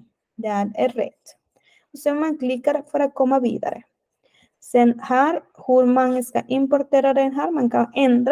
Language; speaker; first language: Swedish; non-native, fluent; Spanish